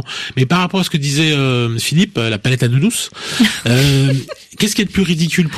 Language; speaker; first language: French; native; French